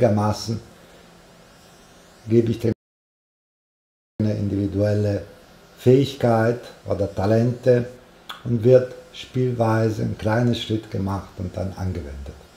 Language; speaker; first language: German; non-native, fluent; Italian